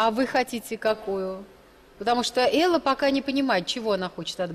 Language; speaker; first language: Russian; native; Russian